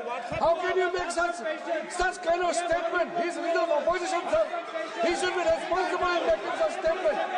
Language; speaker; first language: English; non-native, local second language; Hindi